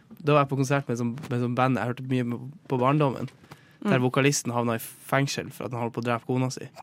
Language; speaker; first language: Norwegian; native; Norwegian